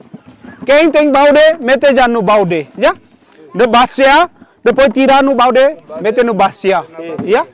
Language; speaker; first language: Portuguese; non-native, learner; Vietnamese